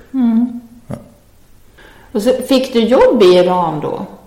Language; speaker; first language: Swedish; native; Swedish